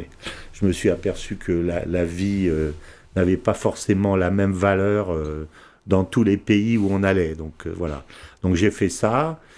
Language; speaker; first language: French; early bilingual, heritage; French